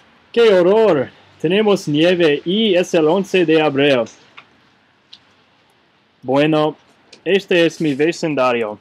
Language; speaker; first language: Spanish; non-native, learner; English